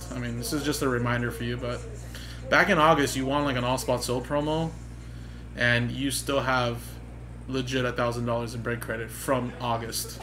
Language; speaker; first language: English; native; English